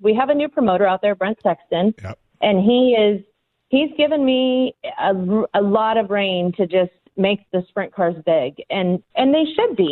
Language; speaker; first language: English; native; English